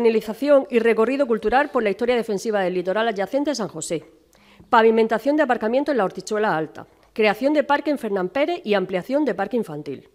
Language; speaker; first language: Spanish; native; Spanish